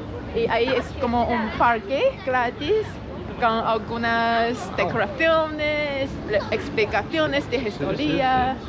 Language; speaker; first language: Spanish; non-native, fluent; Chinese